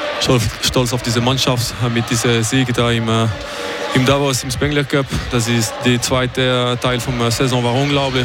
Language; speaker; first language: German; non-native, local second language; French